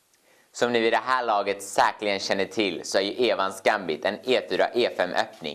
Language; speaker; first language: Swedish; native; Swedish